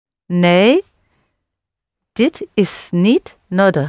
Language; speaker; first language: Dutch; non-native, learner; English